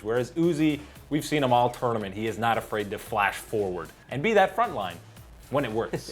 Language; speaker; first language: English; native; English